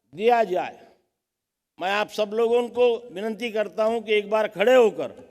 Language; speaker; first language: Hindi; non-native, local second language; Marathi